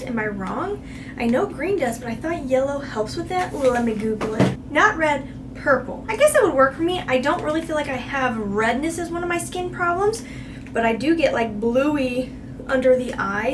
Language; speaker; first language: English; native; English